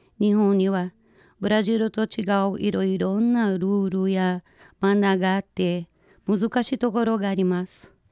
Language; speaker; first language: Japanese; non-native, fluent; Portuguese